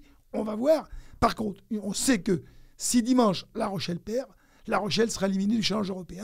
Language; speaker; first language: French; native; French